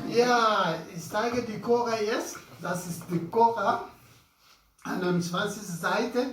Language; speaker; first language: German; non-native, learner; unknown